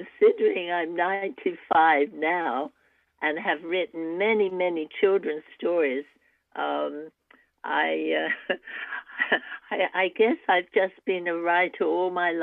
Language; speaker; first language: English; native; English